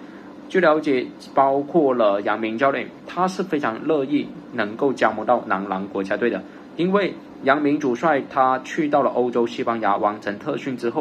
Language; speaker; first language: Chinese; native; Chinese